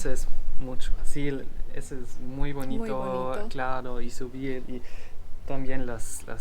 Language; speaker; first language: Spanish; non-native, fluent; German